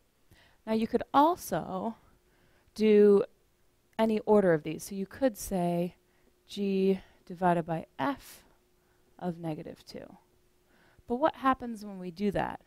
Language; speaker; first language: English; native; English